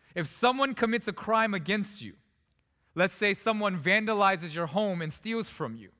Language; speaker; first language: English; early bilingual, other home language; Korean